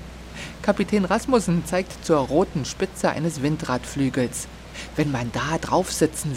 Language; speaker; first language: German; native; German